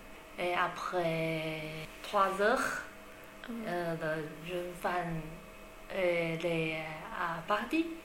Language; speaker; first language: French; non-native, learner; Chinese